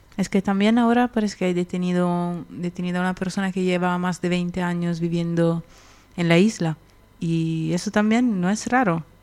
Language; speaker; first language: Spanish; non-native, fluent; Italian